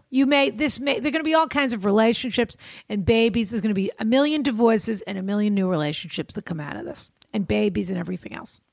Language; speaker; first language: English; native; English